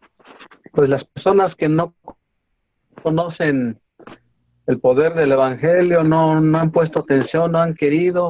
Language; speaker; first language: Spanish; native; Spanish